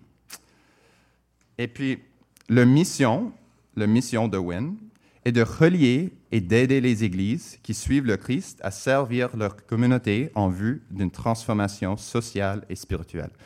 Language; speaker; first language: French; non-native, local second language; English